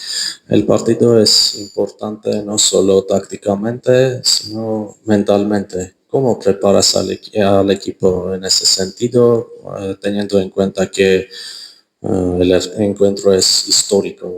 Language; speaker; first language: Spanish; non-native, fluent; Armenian